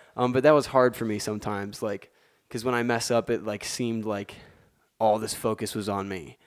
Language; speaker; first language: English; native; English